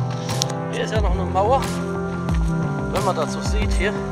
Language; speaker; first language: German; native; German